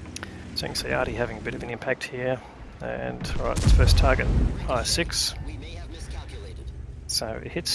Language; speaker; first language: English; native; English